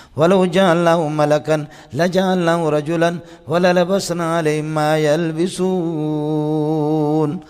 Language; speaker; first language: Urdu; non-native, local second language; Baluchi